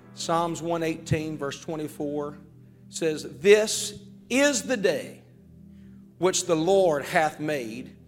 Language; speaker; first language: English; native; English